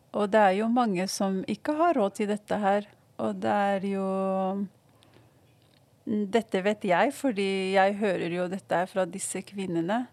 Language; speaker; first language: Norwegian; non-native, fluent; Arabic